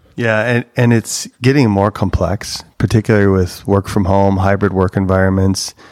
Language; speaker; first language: English; native; English